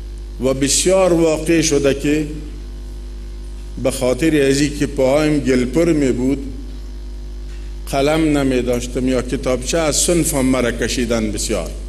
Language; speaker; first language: Persian; non-native, local second language; Pashto